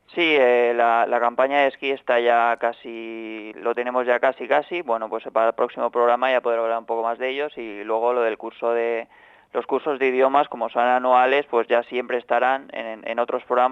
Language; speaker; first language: Spanish; native; Spanish